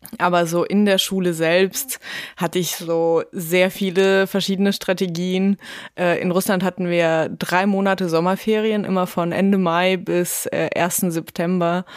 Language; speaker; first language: German; early bilingual, other home language; Russian